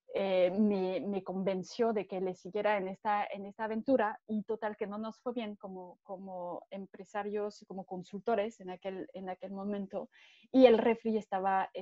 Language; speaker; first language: Spanish; non-native, fluent; French